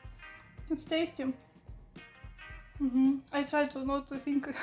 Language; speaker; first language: English; non-native, learner; Russian